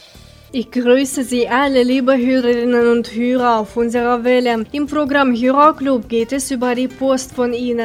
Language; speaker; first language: German; non-native, fluent; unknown